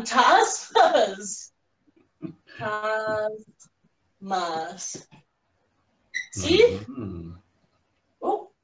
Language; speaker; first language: Spanish; non-native, fluent; English